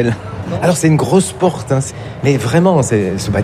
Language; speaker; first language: French; native; French